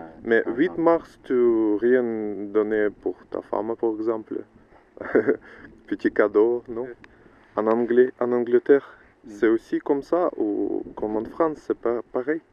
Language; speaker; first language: French; non-native, learner; Russian